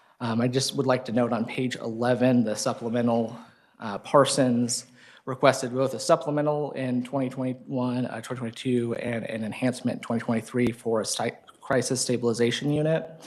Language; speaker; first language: English; native; English